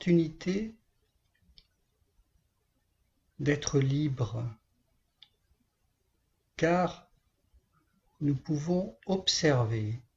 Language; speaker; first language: French; native; French